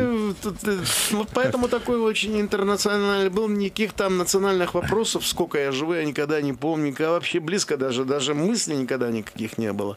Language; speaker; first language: Russian; non-native, local second language; Azerbaijani